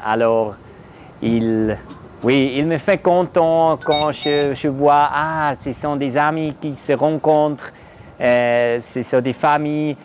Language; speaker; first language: French; non-native, learner; German